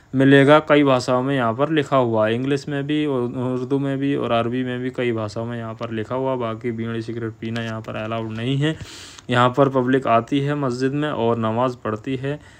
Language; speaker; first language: Hindi; native; Hindi